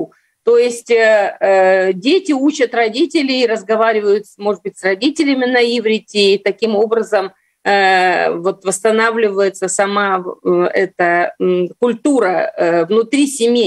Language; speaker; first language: Russian; native; Russian